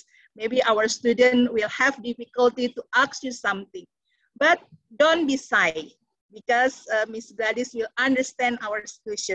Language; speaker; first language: English; non-native, learner; Indonesian